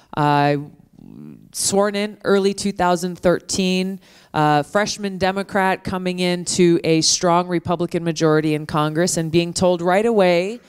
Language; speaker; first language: English; native; English